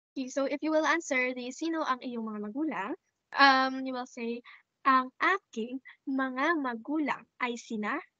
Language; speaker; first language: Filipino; non-native, local second language; Hiligaynon